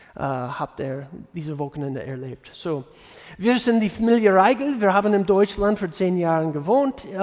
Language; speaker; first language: German; non-native, fluent; English